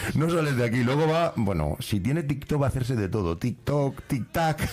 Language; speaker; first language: Spanish; native; Spanish